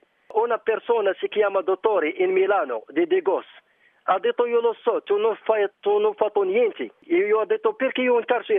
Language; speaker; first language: Italian; non-native, learner; Arabic